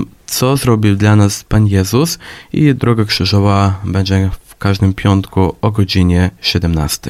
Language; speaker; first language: Polish; non-native, fluent; Ukrainian